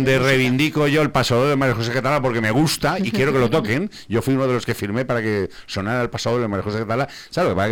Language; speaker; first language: Spanish; native; Spanish